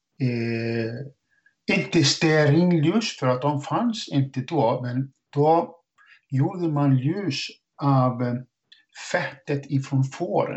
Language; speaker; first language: Swedish; non-native, fluent; Icelandic